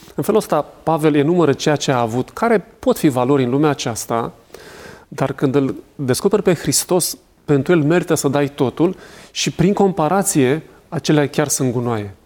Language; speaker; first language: Romanian; native; Romanian